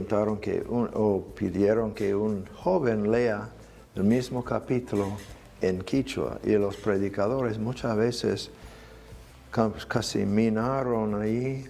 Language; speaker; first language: Spanish; non-native, fluent; English